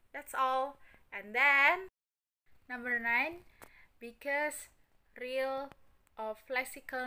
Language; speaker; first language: English; non-native, learner; Indonesian